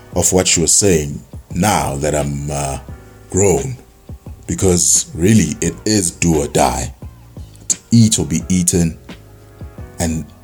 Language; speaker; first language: English; non-native, local second language; Zulu